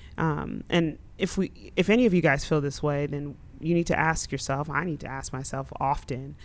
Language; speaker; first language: English; early bilingual, other home language; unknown